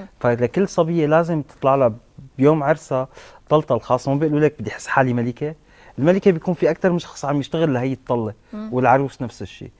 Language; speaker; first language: Arabic; native; Arabic